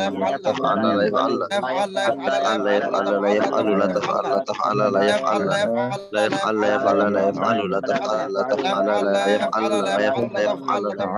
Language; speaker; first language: Arabic; non-native, learner; Bangla